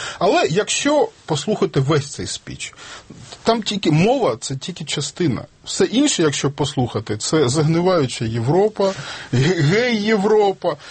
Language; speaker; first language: Ukrainian; non-native, local second language; Russian